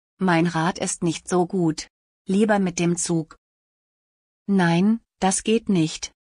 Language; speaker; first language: German; non-native, fluent; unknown